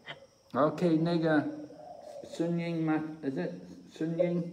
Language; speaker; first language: Chinese; non-native, fluent; English